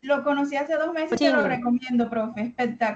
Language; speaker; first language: Spanish; native; Spanish